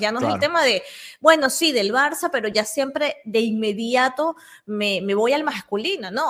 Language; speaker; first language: Spanish; native; Spanish